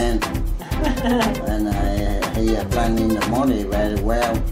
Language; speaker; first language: English; non-native, learner; Vietnamese